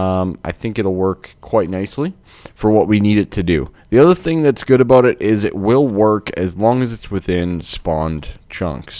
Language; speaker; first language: English; native; English